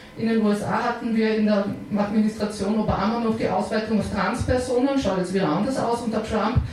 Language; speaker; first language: German; native; German